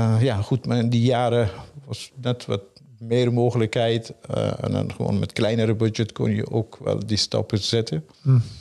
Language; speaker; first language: Dutch; non-native, fluent; Persian